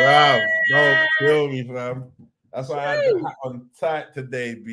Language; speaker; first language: English; native; English